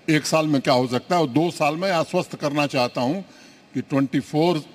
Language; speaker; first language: Hindi; native; Hindi